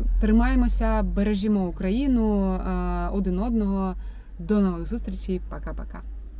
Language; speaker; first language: Ukrainian; non-native, local second language; Russian